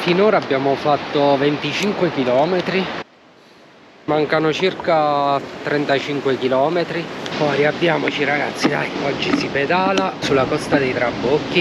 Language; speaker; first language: Italian; native; Italian